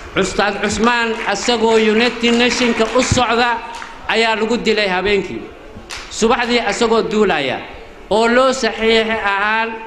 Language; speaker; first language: Somali; native; Somali